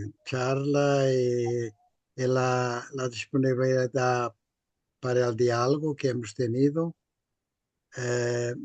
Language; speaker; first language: Spanish; non-native, fluent; Portuguese